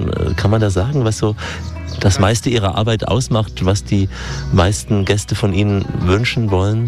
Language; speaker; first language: German; native; German